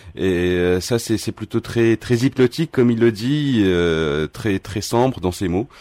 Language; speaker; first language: French; non-native, local second language; Arabic